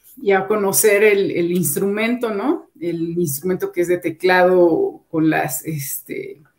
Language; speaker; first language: Spanish; native; Spanish